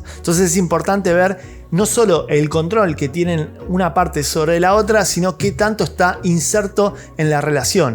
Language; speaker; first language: Spanish; native; Spanish